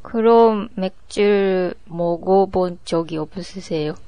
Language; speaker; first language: Korean; non-native, learner; Japanese